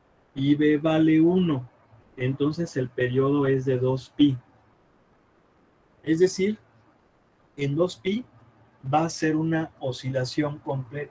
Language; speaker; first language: Spanish; native; Spanish